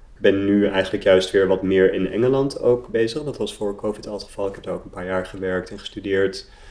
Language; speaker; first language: Dutch; native; Dutch